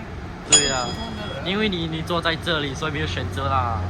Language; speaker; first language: Chinese; non-native, local second language; English